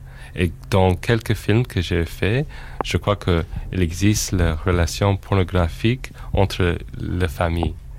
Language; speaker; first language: French; non-native, fluent; English